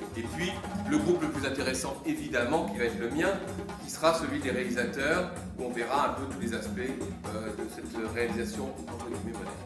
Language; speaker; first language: French; native; French